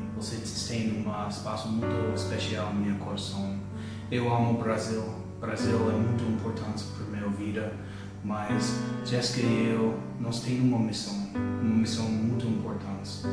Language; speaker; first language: Portuguese; non-native, learner; English